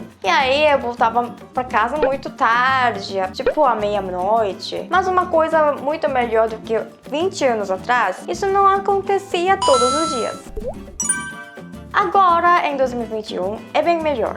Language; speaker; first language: Portuguese; non-native, fluent; Korean